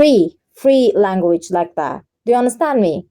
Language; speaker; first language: English; non-native, learner; Turkish